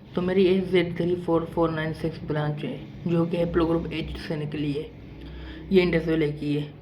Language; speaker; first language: Urdu; non-native, local second language; Sindhi